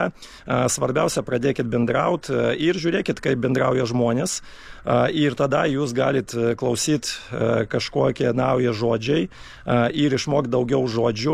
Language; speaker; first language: Lithuanian; non-native, fluent; Russian